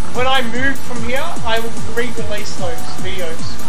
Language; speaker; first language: English; native; English